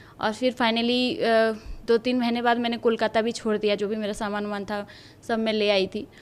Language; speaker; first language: Hindi; native; Hindi